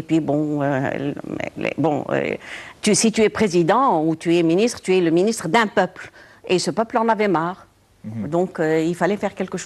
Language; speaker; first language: French; non-native, local second language; Arabic